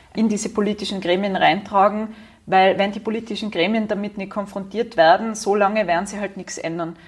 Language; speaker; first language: German; native; German